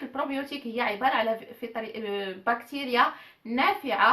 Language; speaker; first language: Arabic; native; Arabic